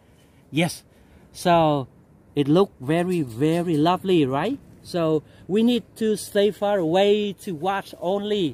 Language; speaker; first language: English; non-native, local second language; Vietnamese